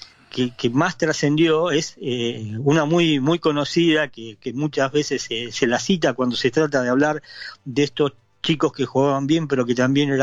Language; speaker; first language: Spanish; native; Spanish